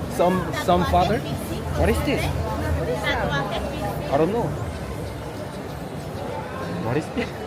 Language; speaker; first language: English; non-native, learner; Korean